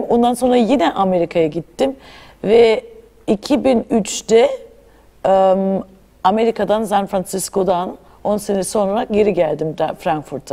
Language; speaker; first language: Turkish; early bilingual, other home language; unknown